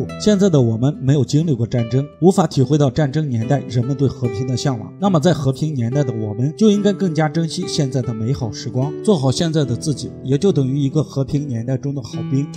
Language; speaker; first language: Chinese; native; Chinese